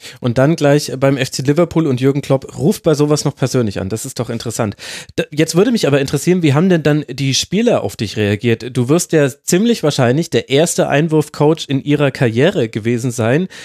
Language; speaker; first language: German; native; German